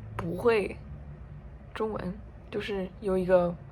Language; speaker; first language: Chinese; non-native, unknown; English